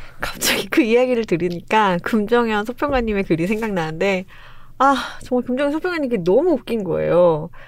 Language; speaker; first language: Korean; native; Korean